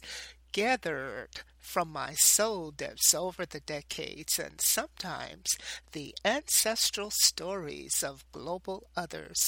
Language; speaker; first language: English; native; English